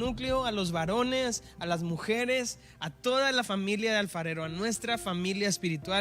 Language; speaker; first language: Spanish; native; Spanish